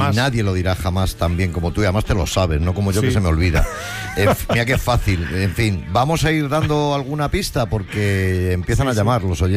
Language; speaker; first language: Spanish; native; Spanish